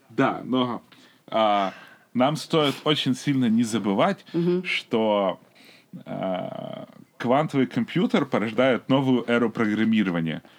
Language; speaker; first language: Ukrainian; non-native, local second language; Russian